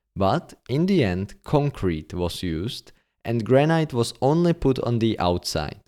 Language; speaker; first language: English; non-native, fluent; Czech